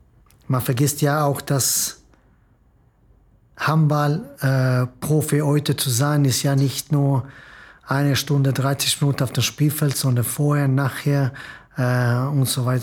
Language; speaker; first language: German; non-native, fluent; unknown